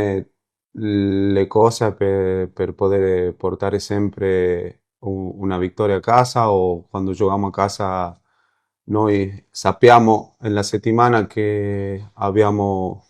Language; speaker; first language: Italian; non-native, learner; Spanish